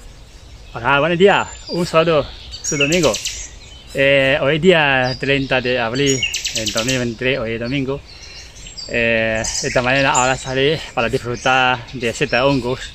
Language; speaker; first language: Spanish; non-native, learner; Chinese